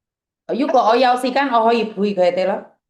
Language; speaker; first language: Cantonese; non-native, fluent; Indonesian